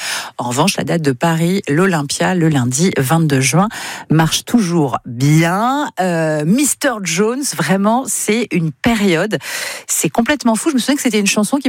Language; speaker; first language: French; native; French